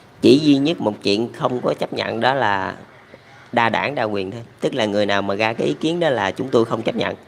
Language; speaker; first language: Vietnamese; native; Vietnamese